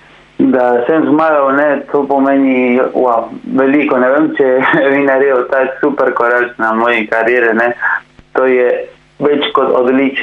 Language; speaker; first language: Slovenian; non-native, learner; Spanish